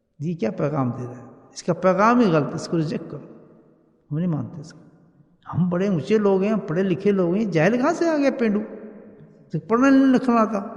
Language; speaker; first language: Urdu; early bilingual, heritage; Urdu